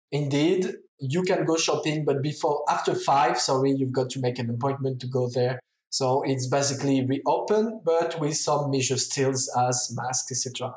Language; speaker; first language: English; non-native, fluent; French